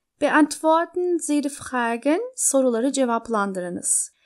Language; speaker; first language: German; non-native, fluent; Turkish